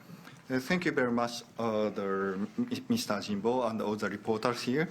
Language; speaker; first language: English; non-native, learner; Japanese